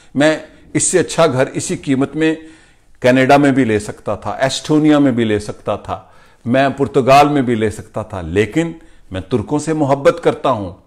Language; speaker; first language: Urdu; non-native, local second language; Punjabi